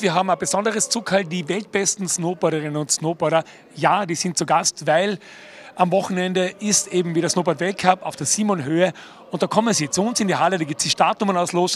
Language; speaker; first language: German; native; German